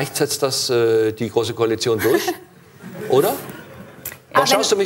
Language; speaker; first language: German; native; German